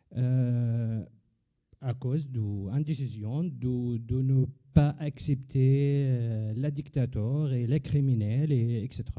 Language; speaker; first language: French; non-native, learner; Arabic